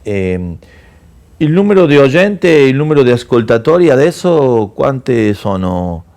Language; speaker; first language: Italian; non-native, local second language; Spanish